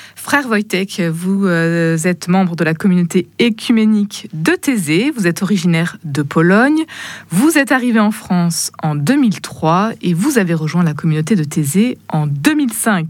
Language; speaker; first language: French; native; French